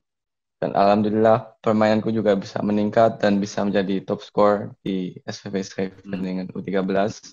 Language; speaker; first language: Indonesian; early bilingual, heritage; Indonesian